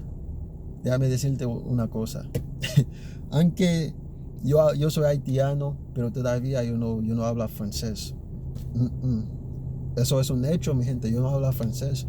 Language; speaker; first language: Spanish; early bilingual, other home language; Haitian Creole